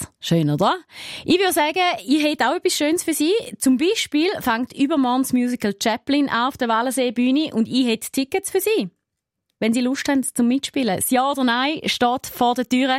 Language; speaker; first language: German; native; German